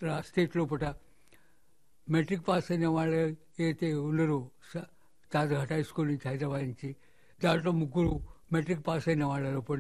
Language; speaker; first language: Telugu; non-native, local second language; Marathi